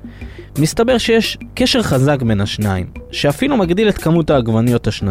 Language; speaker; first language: Hebrew; native; Hebrew